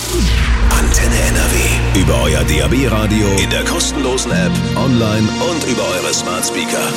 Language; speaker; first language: German; native; German